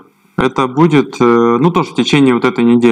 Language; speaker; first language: Russian; native; Russian